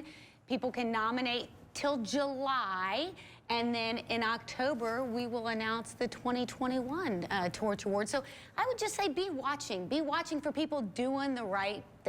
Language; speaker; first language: English; native; English